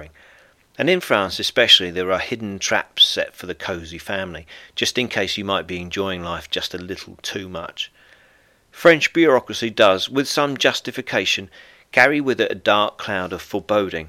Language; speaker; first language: English; native; English